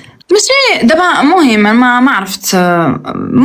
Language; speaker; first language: Arabic; native; Arabic